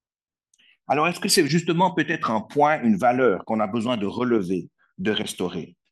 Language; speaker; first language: French; native; French